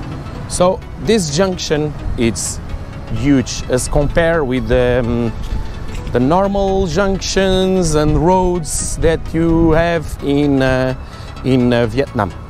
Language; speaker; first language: English; non-native, fluent; Portuguese